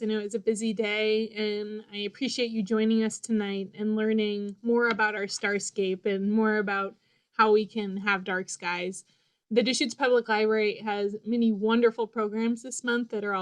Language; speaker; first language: English; native; English